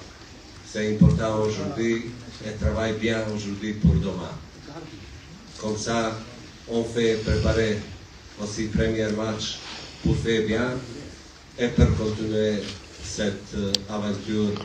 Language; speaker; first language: French; non-native, learner; Bosnian